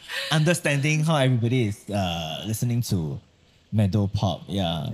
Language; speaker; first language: English; non-native, local second language; Chinese